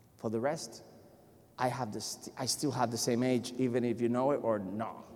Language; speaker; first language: English; non-native, fluent; Spanish